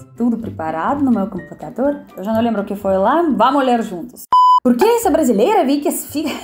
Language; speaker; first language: Portuguese; non-native, fluent; Russian